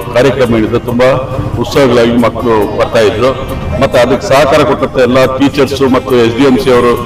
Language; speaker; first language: Kannada; native; Kannada